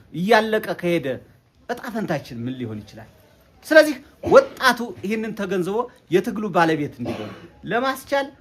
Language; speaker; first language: Amharic; native; Amharic